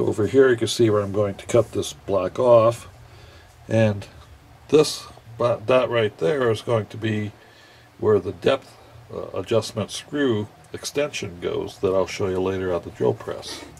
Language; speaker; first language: English; native; English